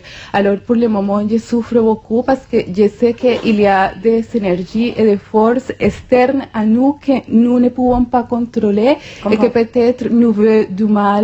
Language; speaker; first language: French; non-native, fluent; Spanish